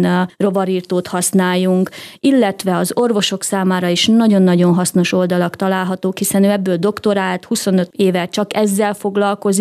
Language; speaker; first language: Hungarian; native; Hungarian